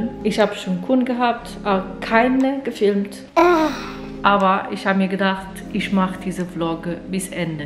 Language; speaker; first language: German; non-native, fluent; Portuguese